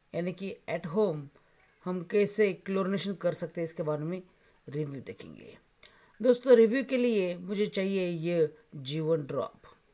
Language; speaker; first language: Hindi; non-native, local second language; Marathi